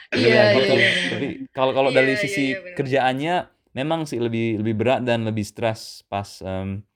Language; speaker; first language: Indonesian; early bilingual, other home language; English